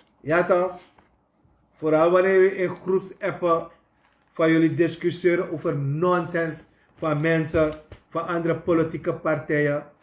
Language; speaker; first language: Dutch; native; Dutch